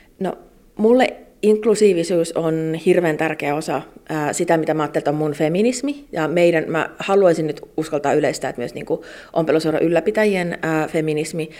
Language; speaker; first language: Finnish; native; Finnish